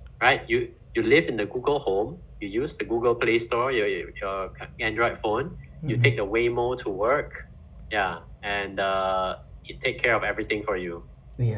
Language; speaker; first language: English; non-native, fluent; Indonesian